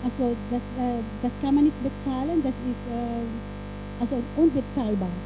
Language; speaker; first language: German; non-native, fluent; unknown